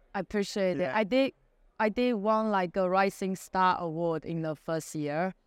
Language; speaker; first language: English; non-native, fluent; Chinese